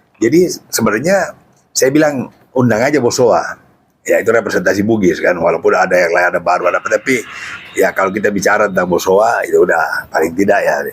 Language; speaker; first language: Indonesian; native; Indonesian